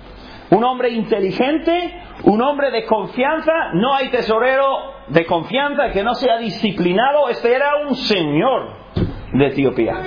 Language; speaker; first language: Spanish; non-native, fluent; English